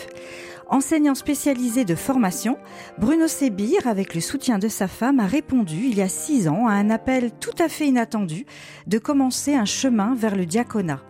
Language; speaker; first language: French; native; French